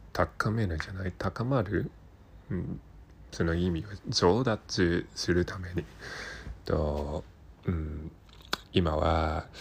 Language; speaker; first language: Japanese; non-native, learner; Cantonese